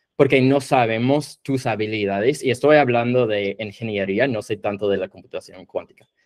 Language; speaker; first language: Spanish; non-native, fluent; English